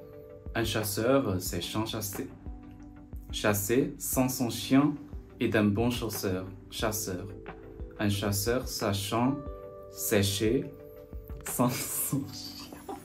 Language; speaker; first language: French; non-native, learner; Chinese